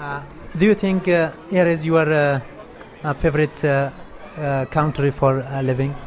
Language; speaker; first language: English; non-native, learner; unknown